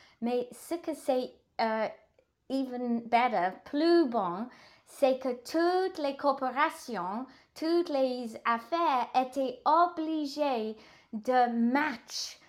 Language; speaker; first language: French; non-native, learner; English